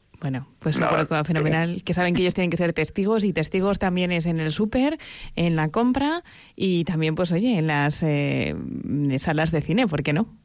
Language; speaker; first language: Spanish; native; Spanish